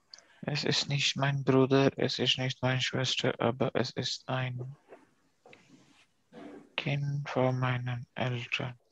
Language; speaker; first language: German; non-native, learner; Urdu